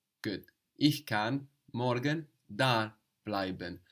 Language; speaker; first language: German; non-native, fluent; English